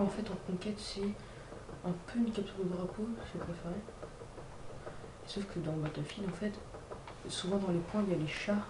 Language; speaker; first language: French; native; French